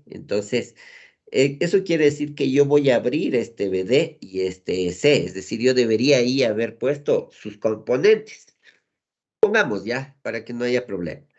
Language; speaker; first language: Spanish; native; Spanish